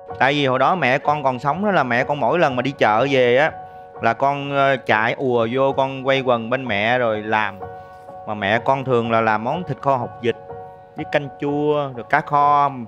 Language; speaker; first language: Vietnamese; native; Vietnamese